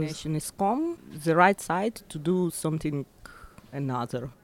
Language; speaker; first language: English; non-native, learner; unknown